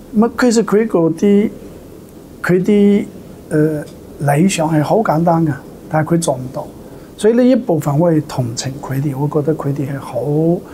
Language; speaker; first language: Cantonese; non-native, fluent; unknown